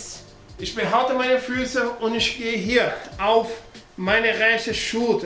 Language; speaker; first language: German; non-native, learner; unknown